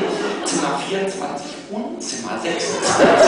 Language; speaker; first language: German; native; German